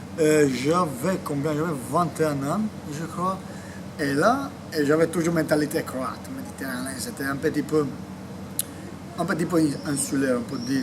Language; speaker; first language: French; non-native, fluent; Croatian